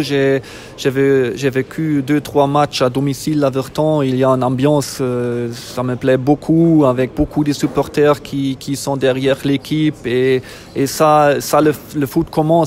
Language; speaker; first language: French; non-native, fluent; German